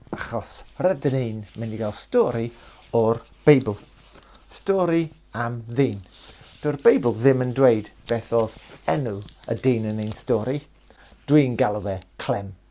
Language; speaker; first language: Welsh; non-native, local second language; English